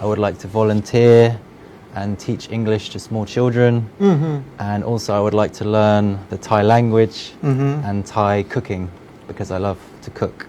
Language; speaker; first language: English; non-native, fluent; French